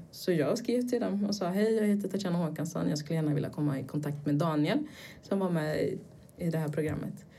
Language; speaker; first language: Swedish; early bilingual, other home language; Portuguese